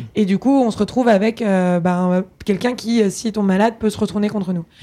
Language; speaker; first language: French; native; French